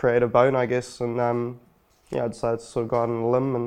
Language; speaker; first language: English; native; English